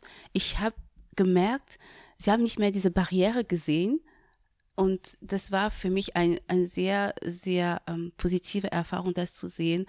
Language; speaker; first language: German; non-native, fluent; French